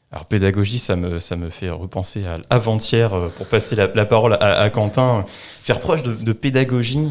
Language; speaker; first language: French; native; French